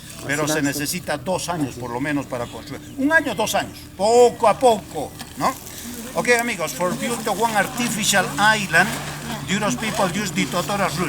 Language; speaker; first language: Spanish; native; Spanish